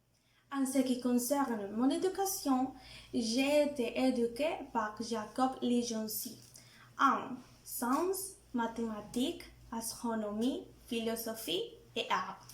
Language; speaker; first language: French; non-native, learner; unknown